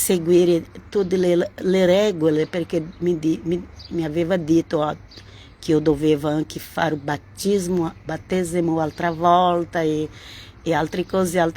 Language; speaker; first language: Italian; non-native, learner; Portuguese